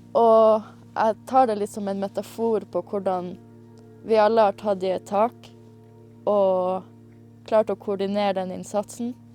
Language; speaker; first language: Norwegian; native; Norwegian